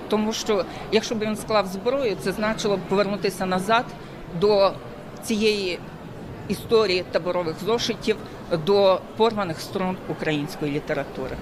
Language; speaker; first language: Ukrainian; native; Ukrainian